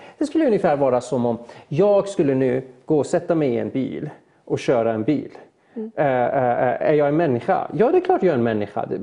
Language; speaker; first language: Swedish; early bilingual, other home language; Persian